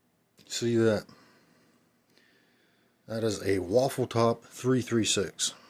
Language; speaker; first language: English; native; English